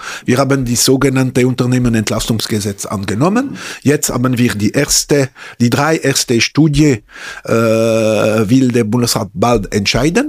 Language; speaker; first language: German; non-native, local second language; French